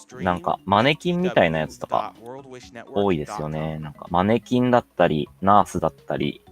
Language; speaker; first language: Japanese; native; Japanese